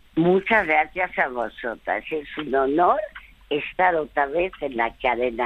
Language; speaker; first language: Spanish; early bilingual, other home language; French